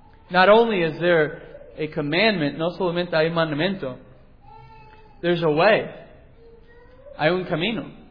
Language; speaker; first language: English; native; English